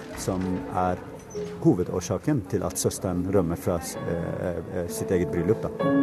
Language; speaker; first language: Norwegian; non-native, fluent; Kurdish